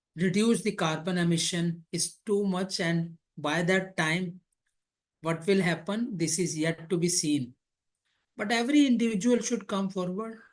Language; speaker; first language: English; non-native, local second language; Hindi